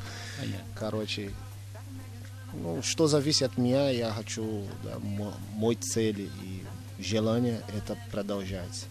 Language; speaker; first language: Russian; non-native, fluent; Portuguese